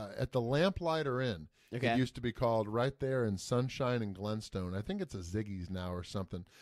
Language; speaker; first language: English; native; English